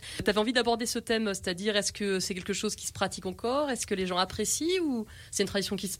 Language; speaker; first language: French; native; French